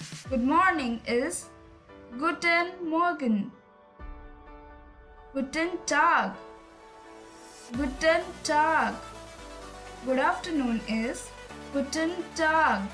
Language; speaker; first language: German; non-native, learner; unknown